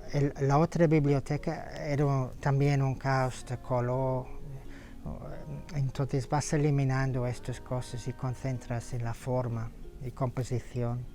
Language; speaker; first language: Spanish; non-native, fluent; English